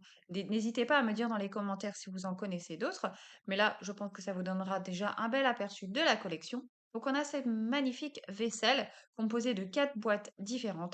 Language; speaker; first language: French; native; French